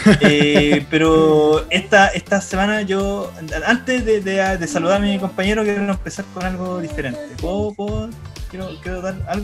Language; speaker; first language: Spanish; native; Spanish